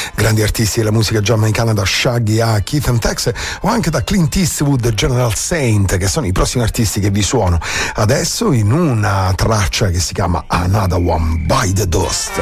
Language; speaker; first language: Italian; native; Italian